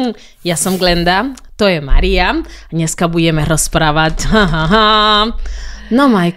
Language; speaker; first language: Slovak; non-native, fluent; Spanish